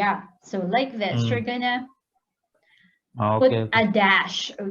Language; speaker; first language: English; non-native, local second language; Filipino